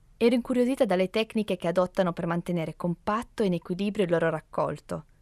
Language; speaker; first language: Italian; native; Italian